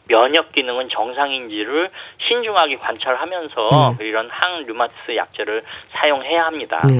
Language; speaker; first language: Korean; native; Korean